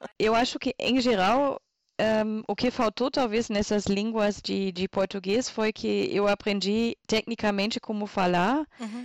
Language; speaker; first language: Portuguese; non-native, fluent; German